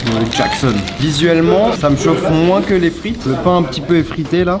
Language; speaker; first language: French; native; French